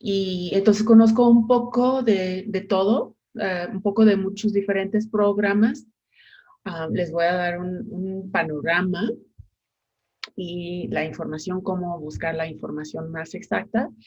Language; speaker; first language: Spanish; non-native, fluent; English